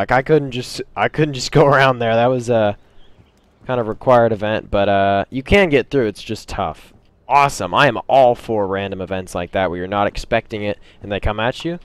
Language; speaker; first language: English; native; English